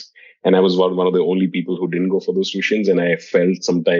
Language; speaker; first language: English; non-native, local second language; Hindi